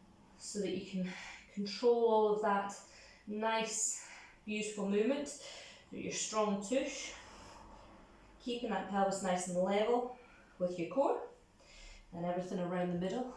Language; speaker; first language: English; native; English